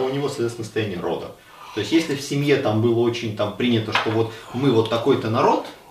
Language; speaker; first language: Russian; native; Russian